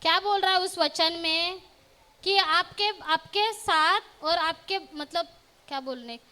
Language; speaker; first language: Hindi; non-native, local second language; Marathi